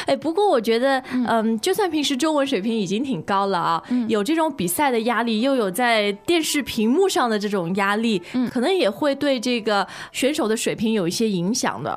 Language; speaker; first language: Chinese; native; Chinese